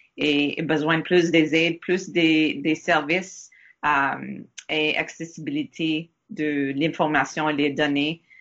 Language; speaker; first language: French; non-native, learner; English